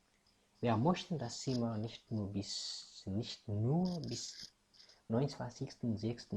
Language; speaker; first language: German; non-native, fluent; Tigrinya